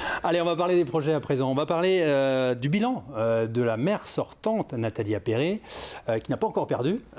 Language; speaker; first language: French; native; French